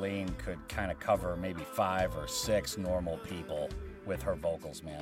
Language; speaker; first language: English; native; English